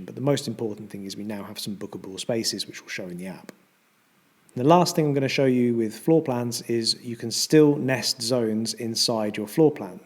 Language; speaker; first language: English; native; English